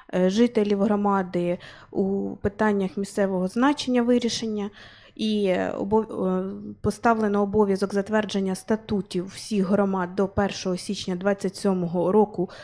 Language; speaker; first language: Ukrainian; native; Ukrainian